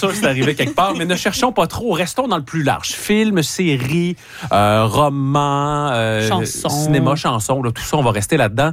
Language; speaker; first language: French; native; French